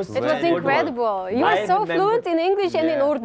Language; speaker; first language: English; non-native, fluent; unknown